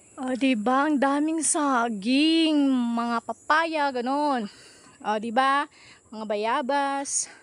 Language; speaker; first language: Filipino; native; Filipino